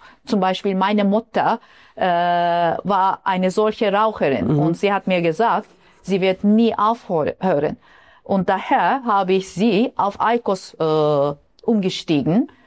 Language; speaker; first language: German; non-native, fluent; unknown